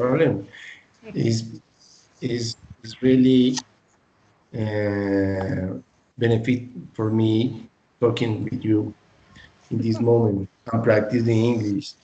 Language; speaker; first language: English; non-native, learner; Spanish